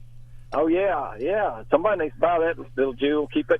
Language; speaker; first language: English; native; English